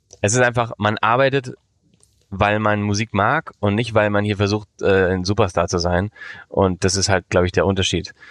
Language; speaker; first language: German; early bilingual, heritage; German